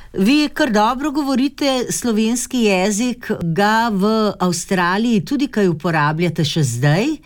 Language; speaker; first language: Slovenian; native; Slovenian